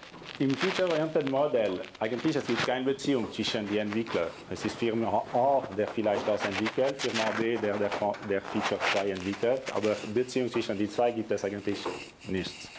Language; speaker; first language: German; non-native, local second language; French